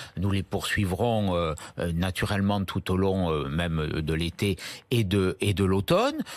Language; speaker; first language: French; native; French